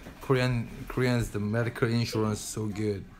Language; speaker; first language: English; non-native, fluent; Korean